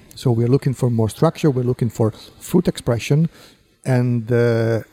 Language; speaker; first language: English; non-native, fluent; Italian